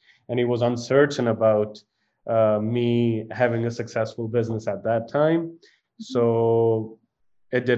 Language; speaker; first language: English; non-native, local second language; Punjabi